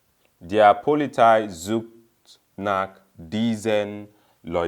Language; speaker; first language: German; non-native, fluent; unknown